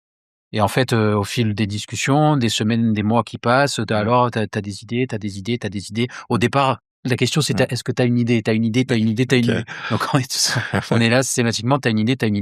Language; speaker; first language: French; native; French